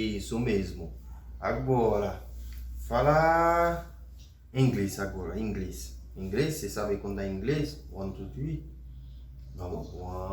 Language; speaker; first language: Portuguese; non-native, learner; Haitian Creole